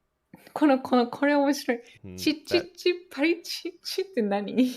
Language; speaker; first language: Japanese; native; Japanese